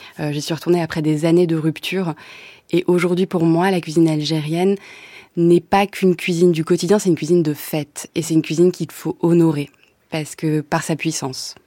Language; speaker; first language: French; native; French